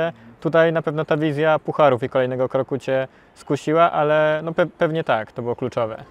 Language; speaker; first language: Polish; native; Polish